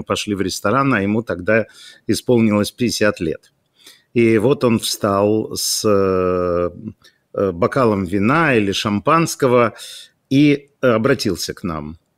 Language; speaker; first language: Russian; non-native, local second language; Ukrainian